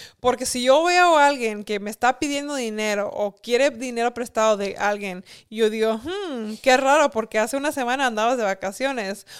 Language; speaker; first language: Spanish; early bilingual, heritage; Spanish